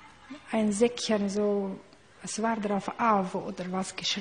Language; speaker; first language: German; non-native, learner; Hungarian